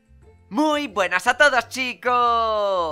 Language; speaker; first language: Spanish; native; Spanish